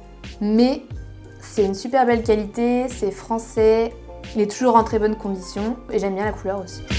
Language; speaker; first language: French; native; French